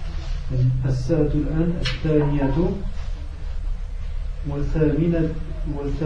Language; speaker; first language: Arabic; non-native, learner; French